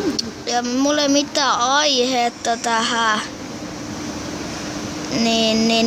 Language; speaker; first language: Finnish; native; Finnish